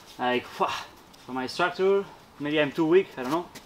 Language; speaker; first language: English; non-native, learner; Spanish